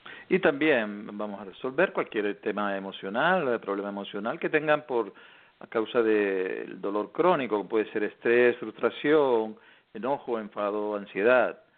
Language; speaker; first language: Spanish; native; Spanish